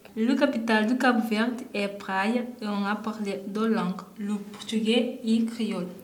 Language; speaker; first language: French; non-native, learner; Kabuverdianu